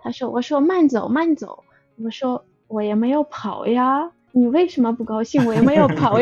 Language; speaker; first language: Chinese; non-native, fluent; Russian